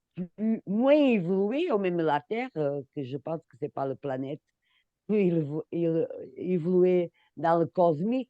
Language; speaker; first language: French; non-native, fluent; Portuguese